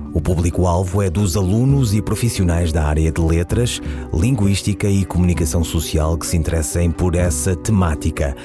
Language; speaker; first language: Portuguese; native; Portuguese